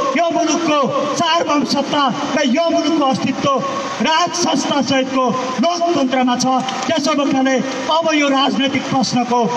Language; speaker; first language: Nepali; native; Nepali